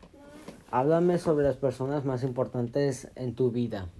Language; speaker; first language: Spanish; early bilingual, heritage; Spanish